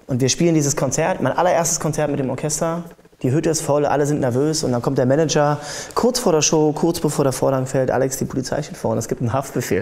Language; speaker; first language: German; native; German